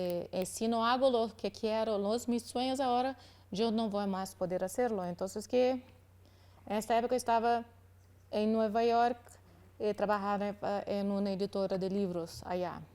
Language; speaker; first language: Spanish; non-native, learner; Portuguese